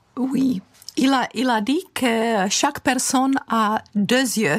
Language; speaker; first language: French; non-native, fluent; Czech